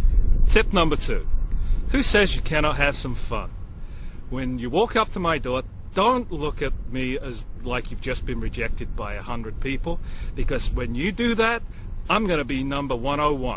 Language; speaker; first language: English; native; English